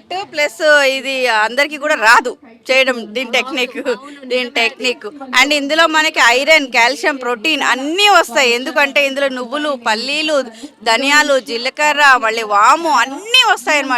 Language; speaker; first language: Telugu; native; Telugu